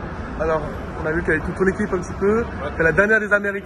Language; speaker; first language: French; native; French